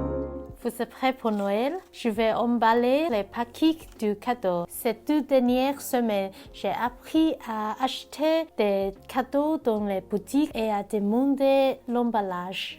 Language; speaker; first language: French; non-native, learner; Cantonese